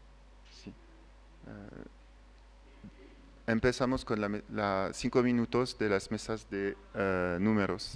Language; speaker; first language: Spanish; non-native, fluent; French